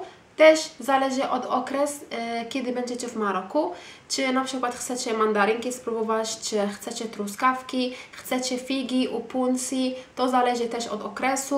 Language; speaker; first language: Polish; non-native, fluent; Arabic